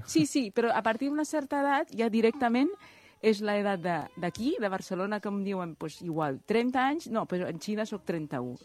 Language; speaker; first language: Catalan; early bilingual, other home language; Chinese